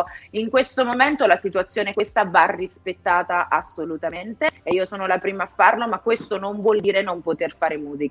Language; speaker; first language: Italian; native; Italian